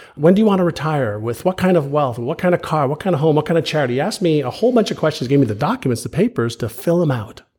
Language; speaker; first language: English; early bilingual, other home language; Hebrew